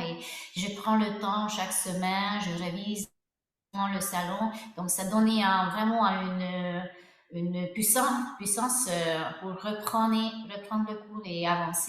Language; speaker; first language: French; non-native, fluent; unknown